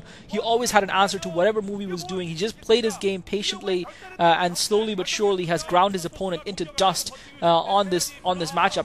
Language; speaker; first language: English; native; English